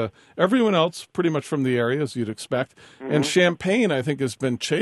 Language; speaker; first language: English; native; English